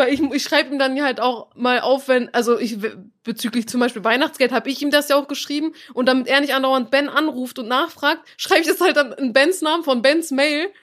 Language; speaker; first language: German; native; German